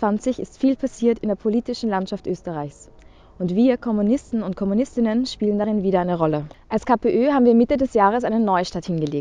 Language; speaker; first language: German; native; German